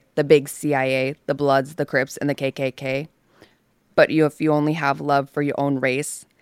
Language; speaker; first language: English; native; English